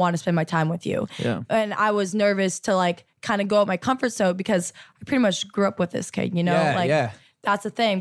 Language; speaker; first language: English; native; English